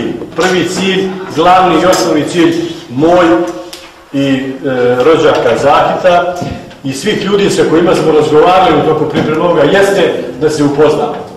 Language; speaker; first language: Bosnian; native; Bosnian